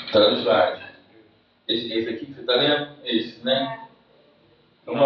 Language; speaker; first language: Portuguese; native; Portuguese